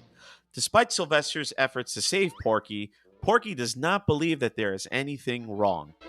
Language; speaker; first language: English; native; English